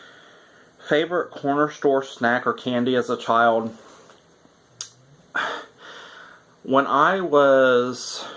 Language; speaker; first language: English; native; English